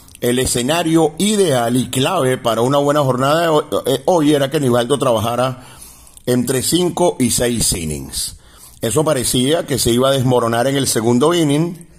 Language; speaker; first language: Spanish; native; Spanish